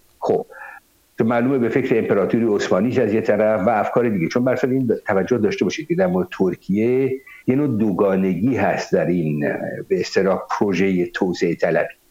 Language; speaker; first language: Persian; native; Persian